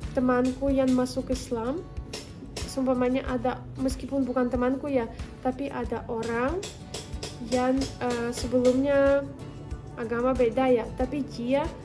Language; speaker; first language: Indonesian; non-native, fluent; Russian